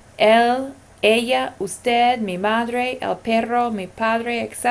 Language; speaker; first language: Spanish; non-native, fluent; English